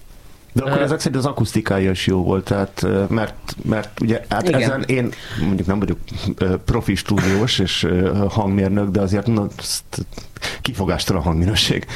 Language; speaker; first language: Hungarian; native; Hungarian